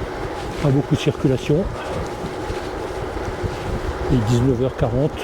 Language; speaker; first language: French; native; French